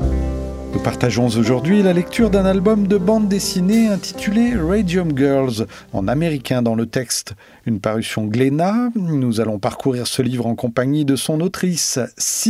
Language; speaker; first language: French; native; French